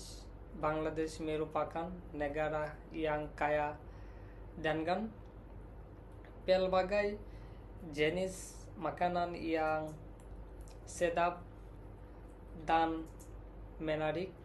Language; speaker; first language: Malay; non-native, learner; Bangla